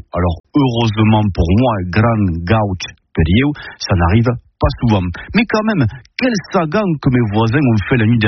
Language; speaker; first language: French; native; French